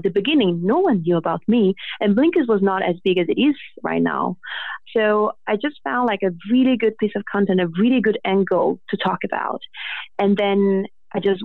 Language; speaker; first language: English; non-native, fluent; Italian